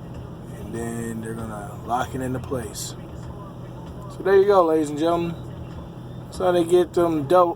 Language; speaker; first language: English; native; English